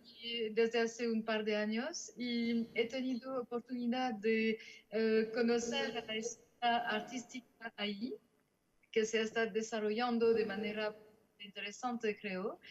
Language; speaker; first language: Spanish; non-native, fluent; French